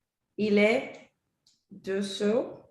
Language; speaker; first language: French; non-native, learner; Spanish